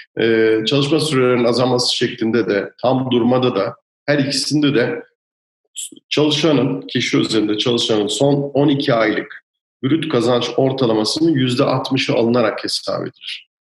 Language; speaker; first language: Turkish; native; Turkish